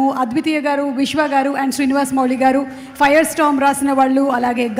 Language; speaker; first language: Telugu; native; Telugu